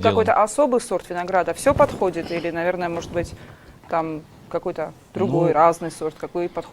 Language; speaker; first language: Russian; non-native, local second language; Ossetic